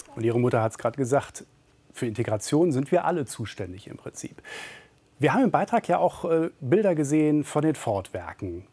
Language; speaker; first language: German; native; German